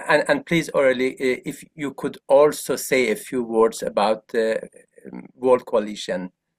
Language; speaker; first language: English; non-native, fluent; Persian